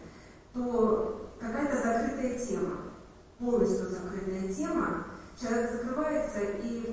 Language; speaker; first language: Russian; native; Russian